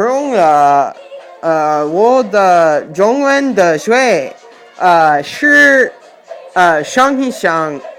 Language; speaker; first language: Chinese; non-native, learner; English